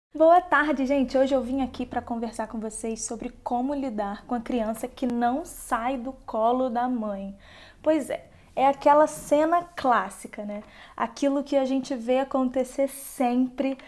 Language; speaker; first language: Portuguese; native; Portuguese